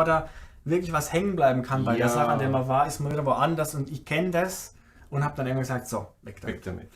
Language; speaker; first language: German; native; German